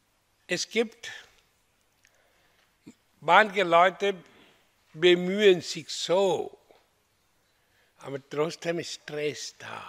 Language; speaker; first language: German; non-native, learner; Hindi